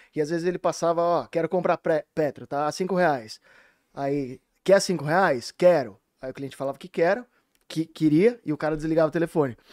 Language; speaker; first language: Portuguese; native; Portuguese